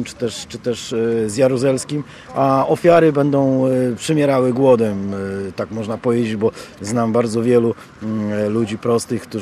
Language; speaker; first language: Polish; native; Polish